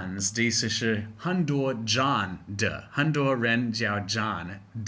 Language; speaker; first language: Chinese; non-native, fluent; English